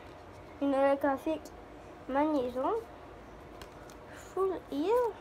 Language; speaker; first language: French; native; French